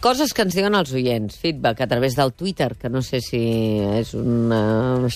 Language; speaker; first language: Catalan; native; Catalan